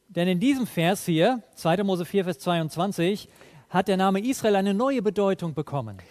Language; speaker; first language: German; native; German